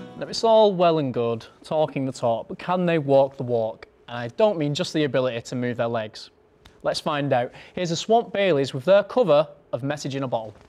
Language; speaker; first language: English; native; English